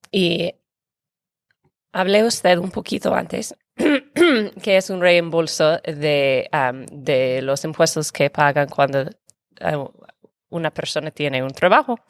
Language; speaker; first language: Spanish; non-native, fluent; English